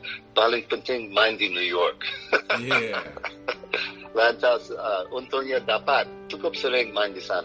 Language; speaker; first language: Indonesian; non-native, fluent; English